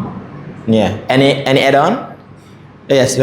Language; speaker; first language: English; non-native, fluent; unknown